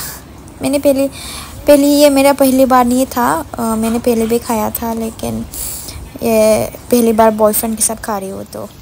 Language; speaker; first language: Hindi; non-native, local second language; Kok Borok